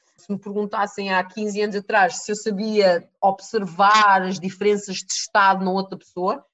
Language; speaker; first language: Portuguese; early bilingual, other home language; English